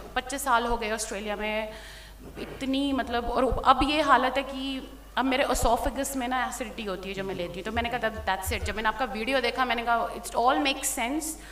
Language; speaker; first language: Hindi; native; Hindi